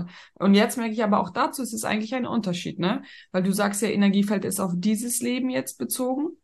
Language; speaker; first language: German; native; German